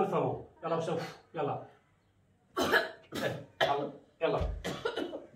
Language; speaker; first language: Arabic; non-native, local second language; Kurdish